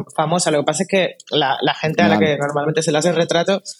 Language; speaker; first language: Spanish; native; Spanish